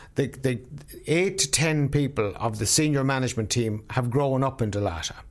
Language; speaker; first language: English; native; English